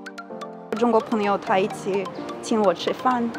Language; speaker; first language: Chinese; non-native, learner; Swedish